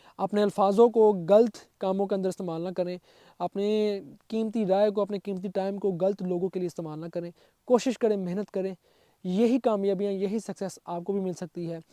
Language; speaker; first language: Urdu; non-native, local second language; Punjabi